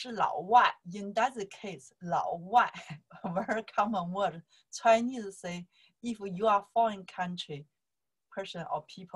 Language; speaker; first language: English; non-native, learner; Chinese